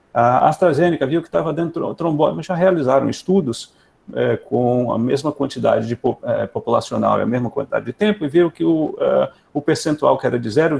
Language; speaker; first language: Portuguese; native; Portuguese